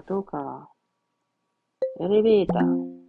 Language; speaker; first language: Japanese; non-native, learner; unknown